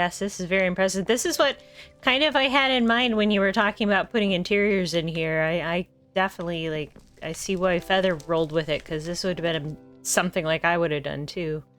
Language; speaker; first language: English; native; English